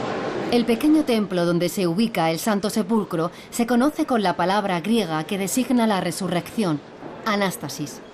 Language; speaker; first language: Spanish; native; Spanish